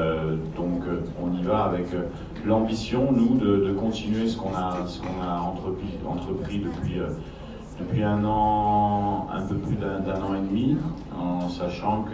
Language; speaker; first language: French; native; French